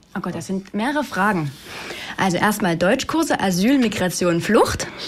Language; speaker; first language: German; native; German